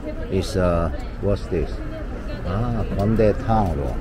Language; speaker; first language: English; non-native, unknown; Korean